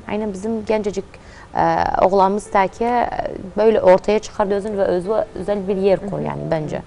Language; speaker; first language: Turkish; early bilingual, heritage; Turkmen